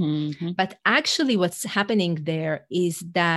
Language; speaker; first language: English; non-native, fluent; Hebrew